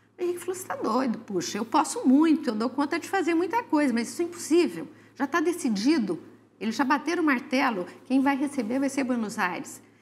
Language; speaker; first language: Portuguese; native; Portuguese